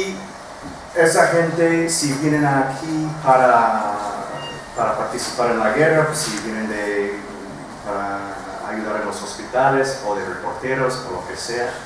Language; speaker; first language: Spanish; non-native, fluent; English